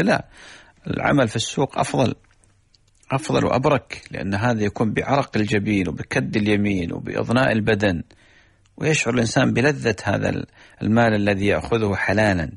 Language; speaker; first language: Arabic; native; Arabic